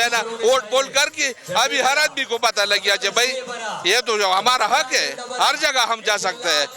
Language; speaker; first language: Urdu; non-native, local second language; Pashto